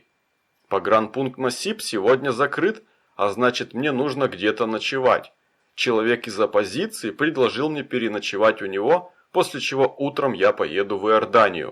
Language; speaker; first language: Russian; native; Russian